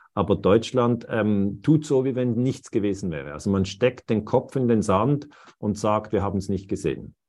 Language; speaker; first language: German; native; German